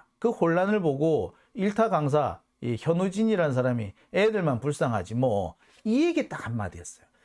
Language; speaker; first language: Korean; native; Korean